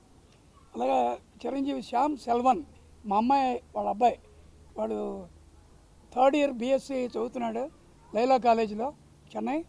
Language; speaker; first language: Telugu; native; Telugu